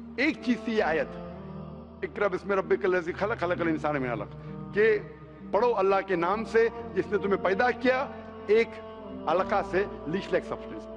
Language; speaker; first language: Hindi; non-native, local second language; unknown